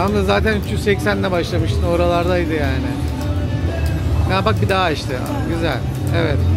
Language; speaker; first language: Turkish; native; Turkish